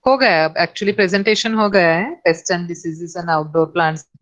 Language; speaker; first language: Hindi; non-native, local second language; Marathi